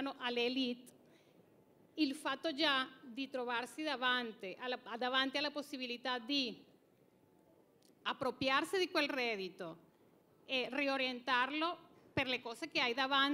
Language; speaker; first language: Italian; non-native, fluent; Spanish